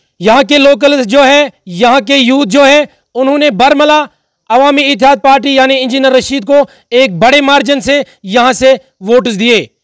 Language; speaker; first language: Hindi; non-native, local second language; Kashmiri